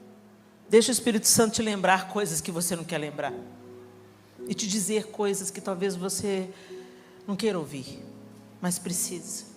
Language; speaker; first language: Portuguese; native; Portuguese